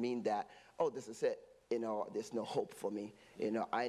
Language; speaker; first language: English; non-native, local second language; Igbo